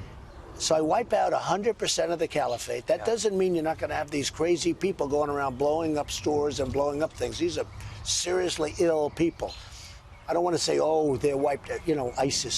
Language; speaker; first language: English; native; English